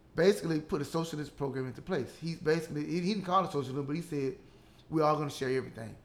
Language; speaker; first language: English; native; English